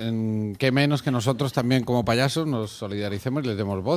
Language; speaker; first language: Spanish; native; Spanish